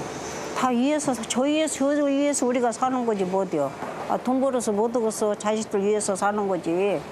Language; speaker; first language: Korean; native; Korean